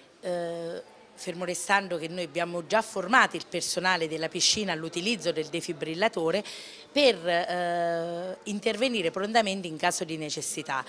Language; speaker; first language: Italian; native; Italian